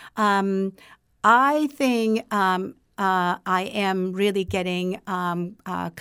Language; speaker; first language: English; non-native, fluent; Turkish